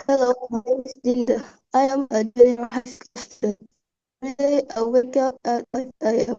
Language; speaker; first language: English; non-native, learner; Indonesian